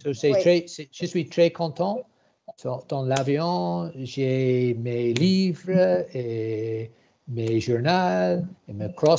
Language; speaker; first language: French; non-native, learner; English